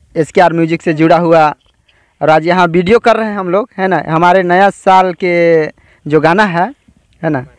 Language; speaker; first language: Hindi; native; Hindi